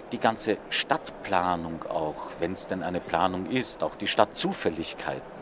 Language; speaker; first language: German; native; German